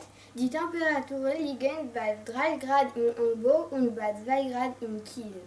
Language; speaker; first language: German; non-native, learner; French